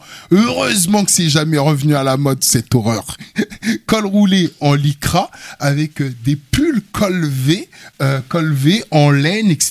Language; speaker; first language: French; early bilingual, other home language; Wolof